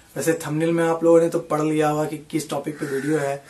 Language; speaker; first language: Hindi; native; Hindi